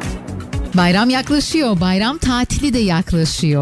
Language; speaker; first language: Turkish; native; Turkish